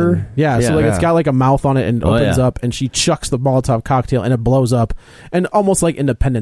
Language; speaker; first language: English; native; English